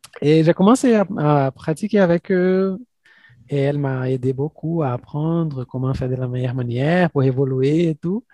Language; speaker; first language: French; non-native, fluent; Portuguese